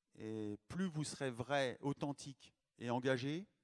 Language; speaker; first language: French; native; French